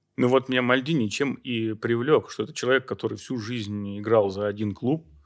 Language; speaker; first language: Russian; native; Russian